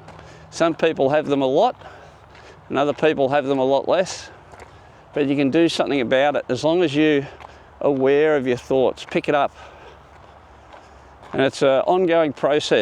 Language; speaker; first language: English; native; English